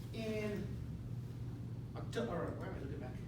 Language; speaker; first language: English; non-native, fluent; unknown